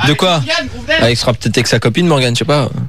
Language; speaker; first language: French; native; French